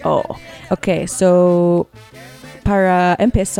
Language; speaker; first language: Spanish; non-native, learner; English